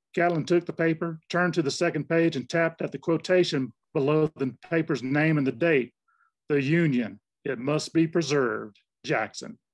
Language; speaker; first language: English; native; English